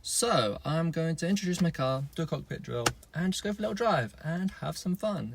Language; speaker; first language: English; native; English